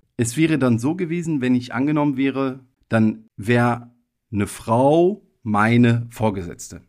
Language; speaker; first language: German; early bilingual, other home language; Italian